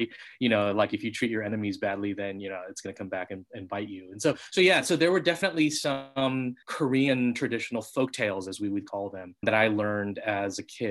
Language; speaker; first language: English; native; English